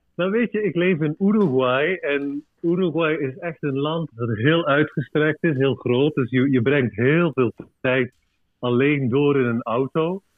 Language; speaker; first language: Dutch; native; Dutch